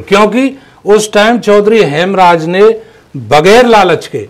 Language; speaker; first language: Hindi; native; Hindi